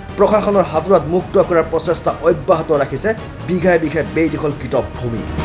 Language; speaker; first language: Assamese; native; Assamese